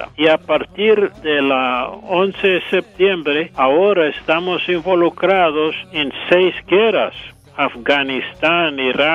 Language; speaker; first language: Spanish; non-native, fluent; English